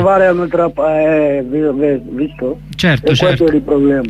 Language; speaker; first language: Italian; non-native, learner; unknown